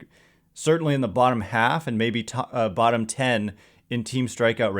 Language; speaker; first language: English; native; English